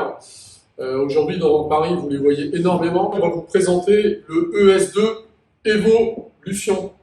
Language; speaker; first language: French; native; French